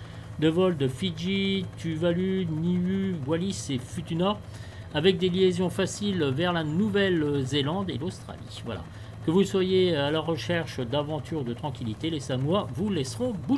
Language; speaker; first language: French; native; French